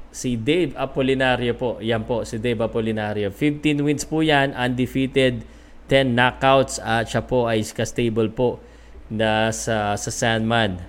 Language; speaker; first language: Filipino; native; Filipino